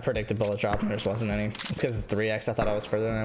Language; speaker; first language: English; native; English